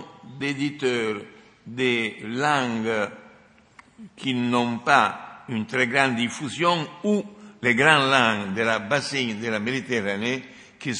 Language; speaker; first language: French; non-native, fluent; Italian